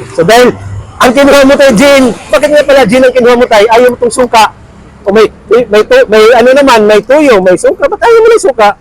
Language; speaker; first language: Filipino; non-native, local second language; Cebuano